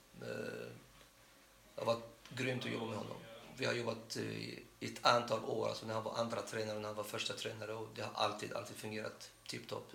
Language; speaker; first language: Swedish; non-native, fluent; Arabic